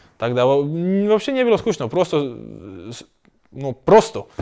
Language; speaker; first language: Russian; non-native, learner; Croatian